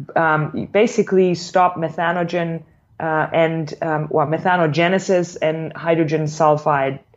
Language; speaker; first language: English; non-native, fluent; German